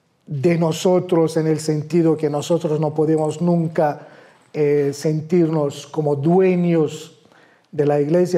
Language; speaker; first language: Spanish; non-native, fluent; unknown